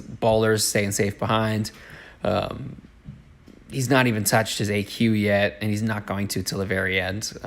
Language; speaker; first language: English; native; English